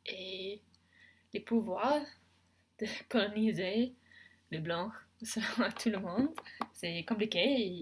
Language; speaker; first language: French; non-native, learner; English